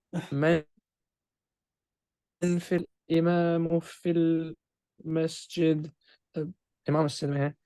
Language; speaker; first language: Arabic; non-native, learner; Urdu